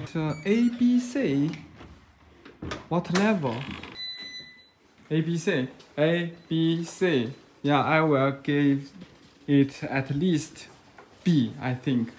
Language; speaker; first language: English; non-native, learner; Chinese